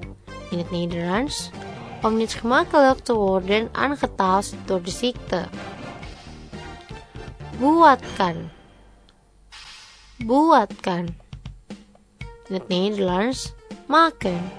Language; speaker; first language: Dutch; non-native, fluent; Indonesian